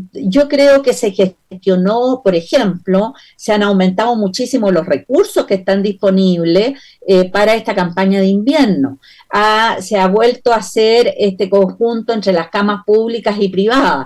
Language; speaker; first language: Spanish; native; Spanish